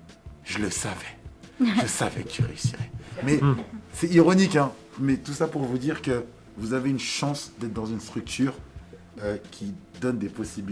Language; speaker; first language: French; native; French